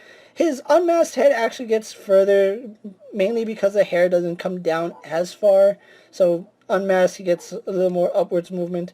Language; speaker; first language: English; native; English